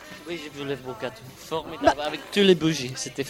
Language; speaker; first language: French; non-native, fluent; English